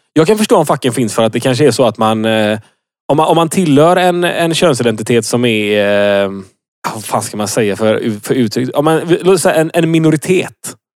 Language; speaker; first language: Swedish; native; Swedish